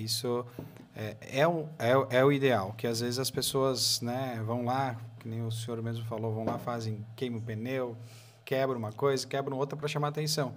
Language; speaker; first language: Portuguese; native; Portuguese